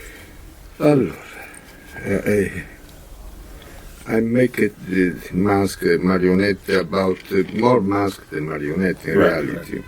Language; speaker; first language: English; non-native, learner; Italian